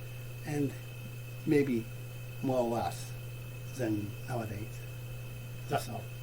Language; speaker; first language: English; non-native, learner; Japanese